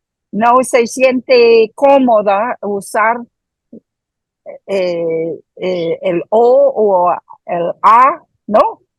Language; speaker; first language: Spanish; non-native, fluent; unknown